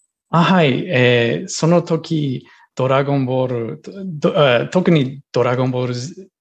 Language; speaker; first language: Japanese; non-native, learner; English